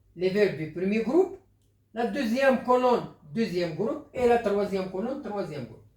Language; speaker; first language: French; non-native, local second language; Arabic